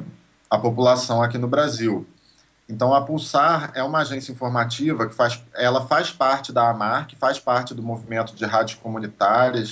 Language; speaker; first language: Portuguese; native; Portuguese